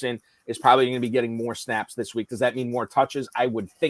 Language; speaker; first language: English; native; English